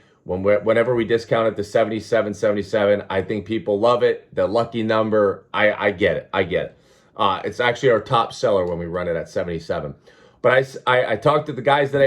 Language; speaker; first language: English; native; English